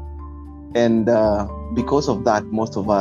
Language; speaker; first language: English; non-native, local second language; Luyia